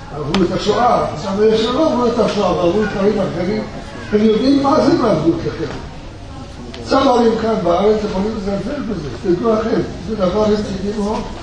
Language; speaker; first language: Hebrew; early bilingual, other home language; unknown